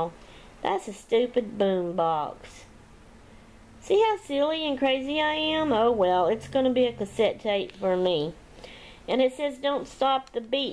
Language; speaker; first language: English; native; English